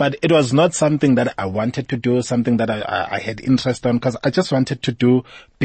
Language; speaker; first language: English; non-native, local second language; Zulu